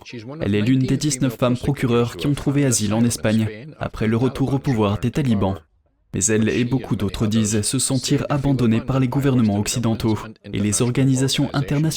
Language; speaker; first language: French; native; French